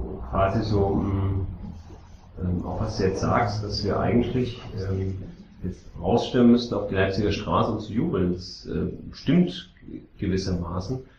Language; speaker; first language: German; native; German